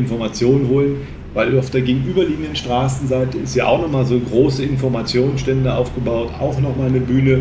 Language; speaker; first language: German; native; German